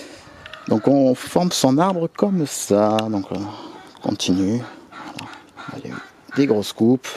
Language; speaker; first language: French; native; French